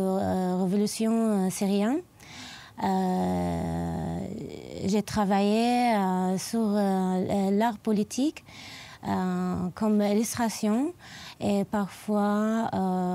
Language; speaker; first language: French; non-native, learner; Arabic